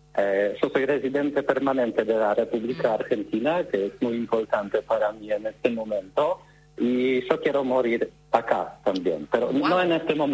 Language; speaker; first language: Spanish; non-native, learner; Polish